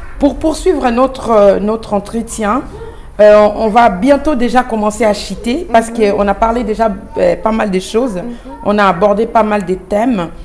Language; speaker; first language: French; non-native, local second language; Lingala